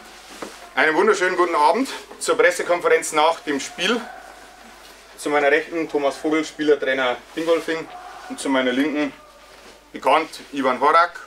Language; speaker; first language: German; native; German